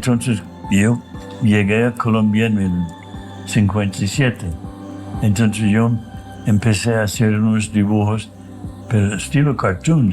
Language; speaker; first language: Spanish; non-native, fluent; English